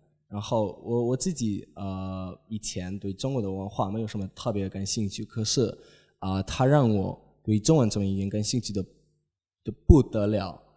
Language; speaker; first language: Chinese; non-native, fluent; Polish